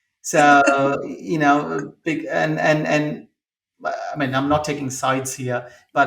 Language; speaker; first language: English; non-native, local second language; Telugu